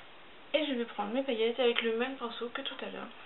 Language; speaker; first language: French; native; French